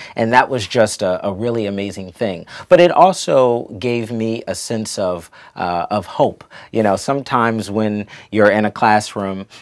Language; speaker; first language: English; native; English